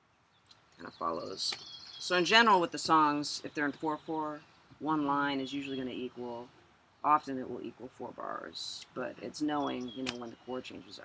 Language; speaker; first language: English; native; English